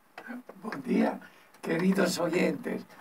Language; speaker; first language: Spanish; non-native, learner; Italian